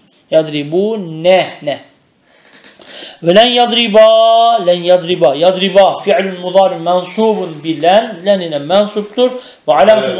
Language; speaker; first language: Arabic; non-native, fluent; Turkish